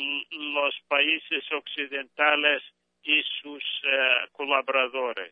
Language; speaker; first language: Spanish; non-native, fluent; English